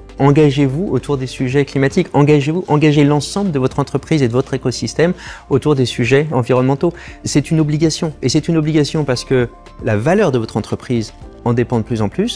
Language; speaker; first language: French; native; French